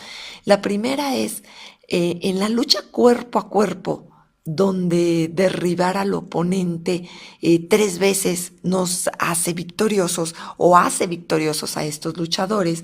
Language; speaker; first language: Spanish; native; Spanish